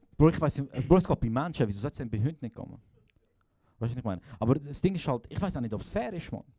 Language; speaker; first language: German; early bilingual, other home language; Croatian